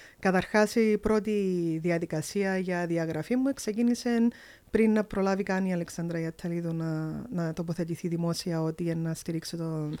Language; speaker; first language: Greek; early bilingual, heritage; Greek